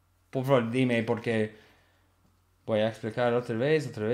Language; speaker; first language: Spanish; non-native, learner; English